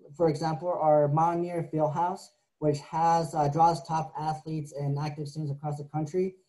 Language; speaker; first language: English; native; English